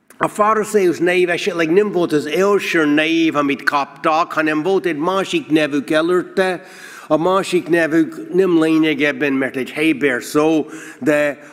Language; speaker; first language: Hungarian; non-native, learner; English